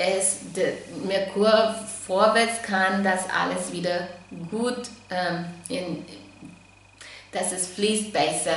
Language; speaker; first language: German; non-native, fluent; English